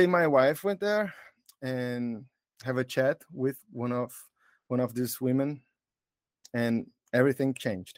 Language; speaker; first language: English; non-native, fluent; Portuguese